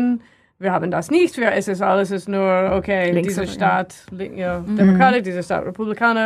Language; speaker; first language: German; non-native, learner; English